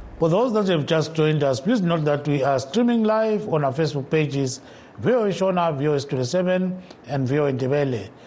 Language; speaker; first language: English; non-native, local second language; North Ndebele